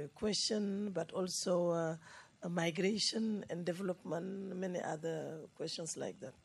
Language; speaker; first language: English; non-native, fluent; Wolof